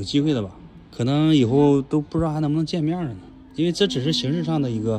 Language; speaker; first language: Chinese; native; Chinese